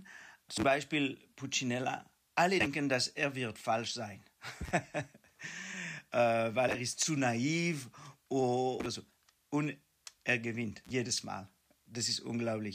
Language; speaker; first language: German; non-native, fluent; French